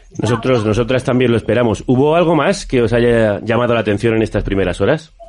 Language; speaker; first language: Spanish; native; Spanish